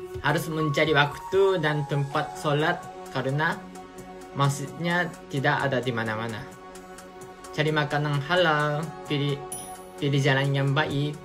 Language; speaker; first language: Indonesian; non-native, fluent; Japanese